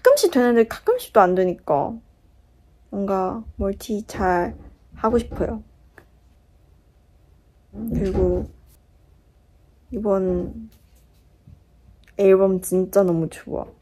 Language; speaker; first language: Korean; non-native, fluent; Chinese